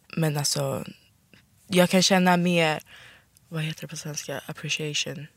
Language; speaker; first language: Swedish; native; Swedish